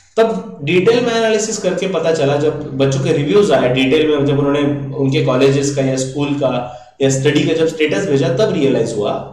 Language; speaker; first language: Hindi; non-native, local second language; Marathi